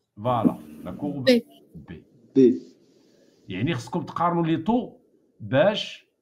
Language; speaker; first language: French; non-native, local second language; Arabic